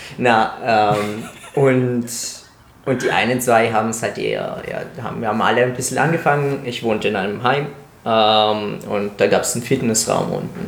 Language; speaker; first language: German; non-native, fluent; Italian